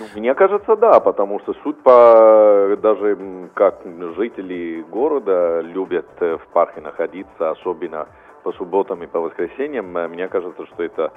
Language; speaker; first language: Russian; non-native, fluent; Italian